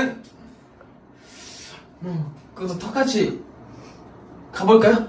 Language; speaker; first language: Korean; non-native, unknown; Japanese